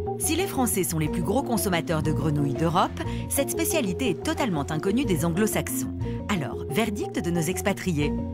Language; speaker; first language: French; native; French